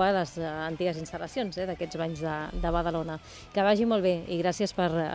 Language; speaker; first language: Catalan; native; Catalan